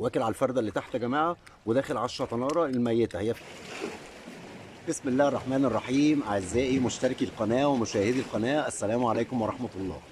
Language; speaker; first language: Arabic; native; Arabic